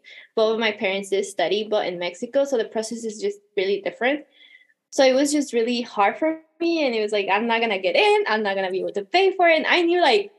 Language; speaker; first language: English; non-native, fluent; Spanish